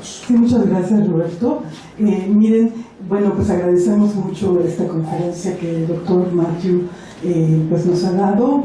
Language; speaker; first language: Spanish; native; Spanish